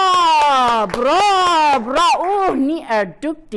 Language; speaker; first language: Swedish; non-native, fluent; English